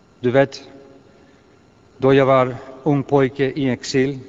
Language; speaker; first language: Swedish; non-native, fluent; Greek